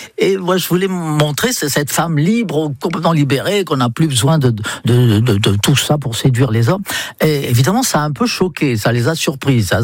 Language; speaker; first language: French; non-native, fluent; English